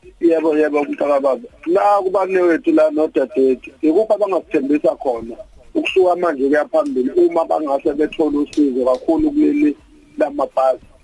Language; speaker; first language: Zulu; native; Zulu